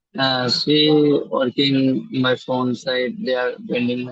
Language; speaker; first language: English; non-native, learner; Bangla